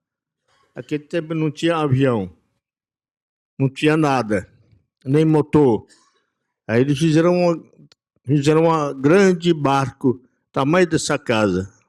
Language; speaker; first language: Portuguese; non-native, local second language; Yanomámi